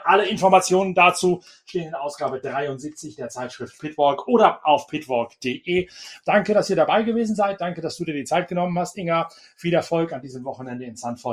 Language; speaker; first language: German; native; German